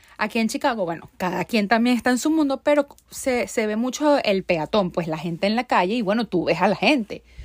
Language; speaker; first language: Spanish; native; Spanish